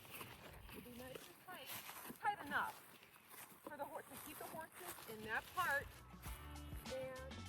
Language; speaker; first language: English; native; English